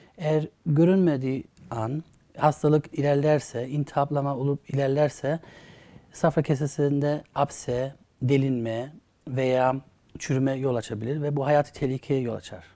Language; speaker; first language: Turkish; early bilingual, heritage; Turkish